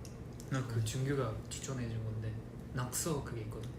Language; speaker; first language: Korean; non-native, fluent; Japanese